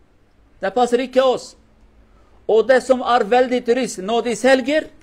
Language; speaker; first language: Norwegian; non-native, learner; Kurdish